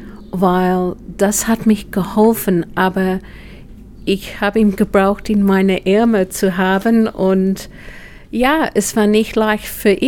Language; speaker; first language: German; non-native, fluent; English